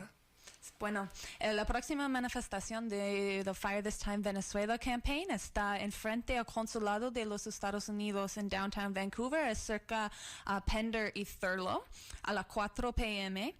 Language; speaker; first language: Spanish; non-native, learner; English